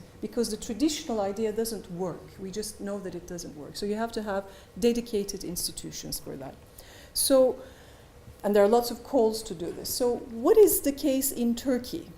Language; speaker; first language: English; non-native, fluent; Turkish